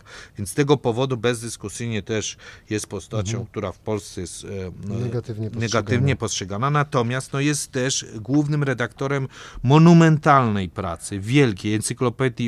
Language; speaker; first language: Polish; native; Polish